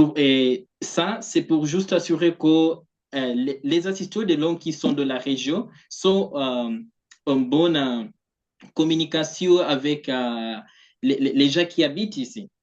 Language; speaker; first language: French; non-native, fluent; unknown